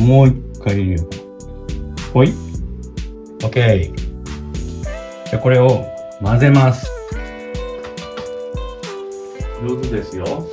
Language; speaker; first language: Japanese; native; Japanese